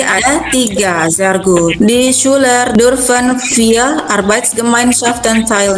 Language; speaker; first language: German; non-native, fluent; Indonesian